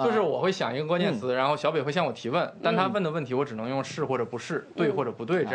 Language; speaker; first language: Chinese; native; Chinese